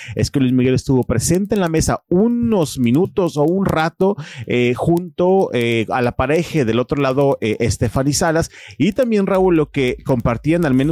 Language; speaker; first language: Spanish; native; Spanish